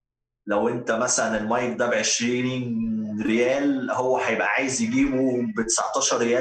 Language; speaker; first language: Arabic; native; Arabic